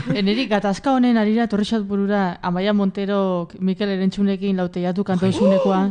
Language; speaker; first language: Basque; native; Basque